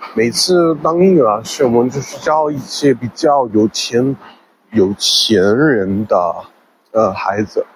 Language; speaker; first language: Chinese; non-native, fluent; English